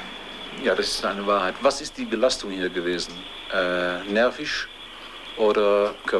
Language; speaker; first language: German; non-native, fluent; Dutch